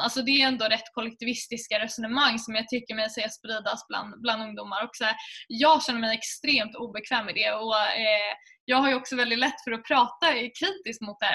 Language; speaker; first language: Swedish; native; Swedish